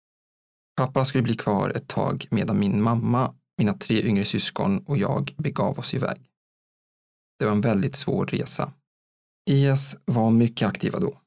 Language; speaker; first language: Swedish; non-native, fluent; Arabic